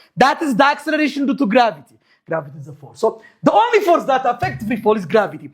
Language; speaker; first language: English; non-native, local second language; Amharic